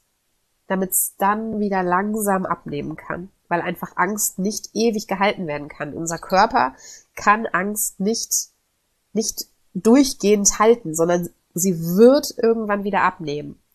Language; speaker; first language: German; native; German